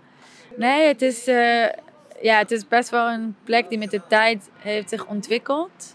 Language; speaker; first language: Dutch; non-native, fluent; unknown